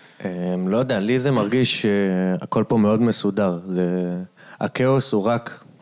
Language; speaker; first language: Hebrew; native; Hebrew